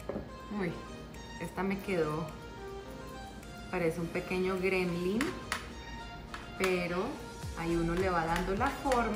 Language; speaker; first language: Spanish; native; Spanish